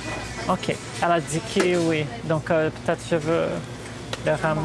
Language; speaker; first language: French; non-native, fluent; Portuguese